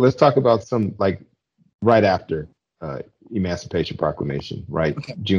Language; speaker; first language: English; native; English